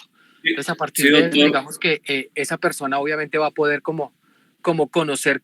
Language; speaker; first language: Spanish; native; Spanish